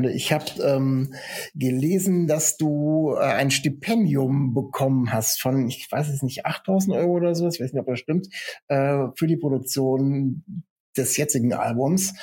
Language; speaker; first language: German; native; German